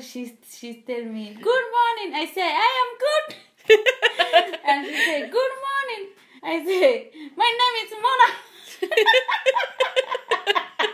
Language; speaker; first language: English; non-native, learner; Somali